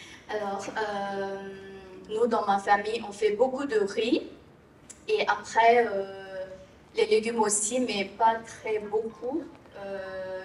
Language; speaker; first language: French; non-native, learner; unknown